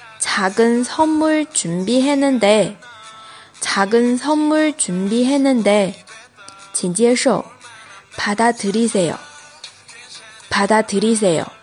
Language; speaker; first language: Korean; non-native, fluent; Chinese